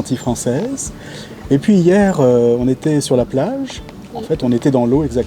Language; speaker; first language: French; native; French